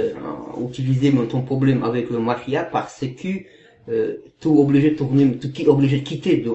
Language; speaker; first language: French; non-native, learner; Kazakh